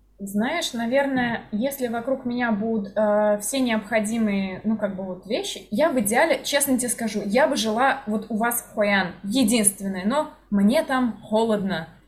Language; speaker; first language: Russian; native; Russian